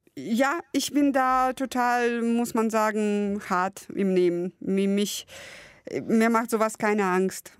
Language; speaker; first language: German; early bilingual, other home language; Russian